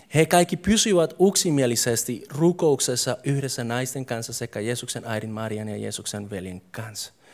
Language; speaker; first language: Finnish; non-native, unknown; English